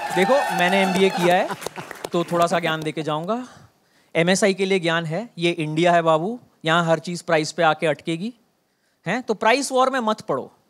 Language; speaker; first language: Hindi; non-native, local second language; Bangla